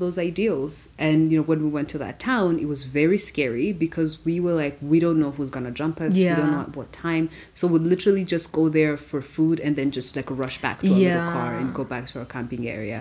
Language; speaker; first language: English; non-native, local second language; Kinyarwanda